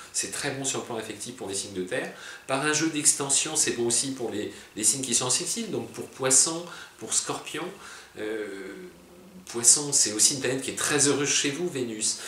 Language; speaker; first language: French; native; French